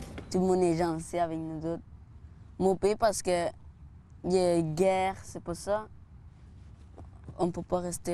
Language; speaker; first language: French; non-native, learner; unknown